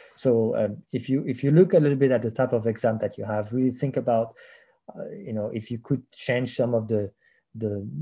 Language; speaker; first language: English; non-native, fluent; French